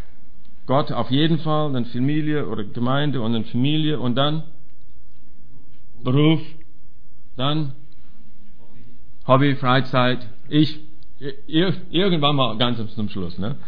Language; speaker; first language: German; non-native, fluent; English